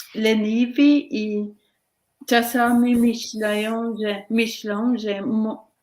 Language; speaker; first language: Polish; non-native, learner; Norwegian